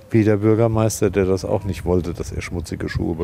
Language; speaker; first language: German; native; German